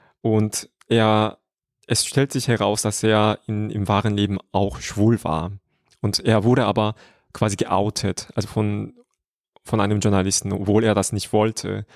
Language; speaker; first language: German; non-native, fluent; Korean